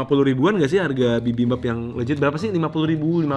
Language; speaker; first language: Indonesian; native; Indonesian